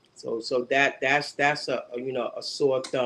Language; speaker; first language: English; native; English